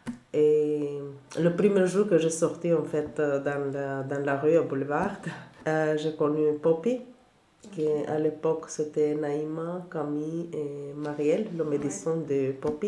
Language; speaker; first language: French; non-native, learner; Albanian